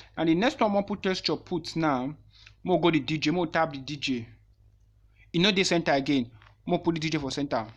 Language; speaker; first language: Nigerian Pidgin; non-native, local second language; Yoruba